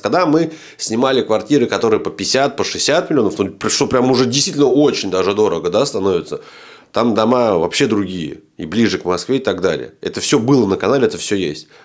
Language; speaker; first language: Russian; native; Russian